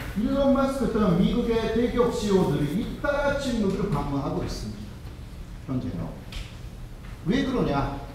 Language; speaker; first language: Korean; non-native, fluent; Japanese